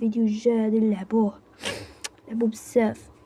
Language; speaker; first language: Arabic; native; Arabic